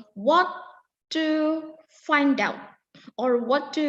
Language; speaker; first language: English; non-native, fluent; Indonesian